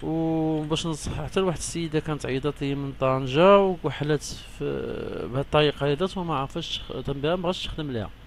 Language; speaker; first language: Arabic; native; Arabic